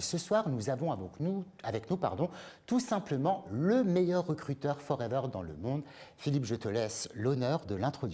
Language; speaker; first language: French; native; French